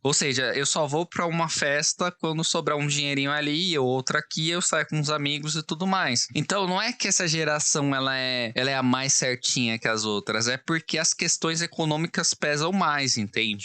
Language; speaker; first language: Portuguese; native; Portuguese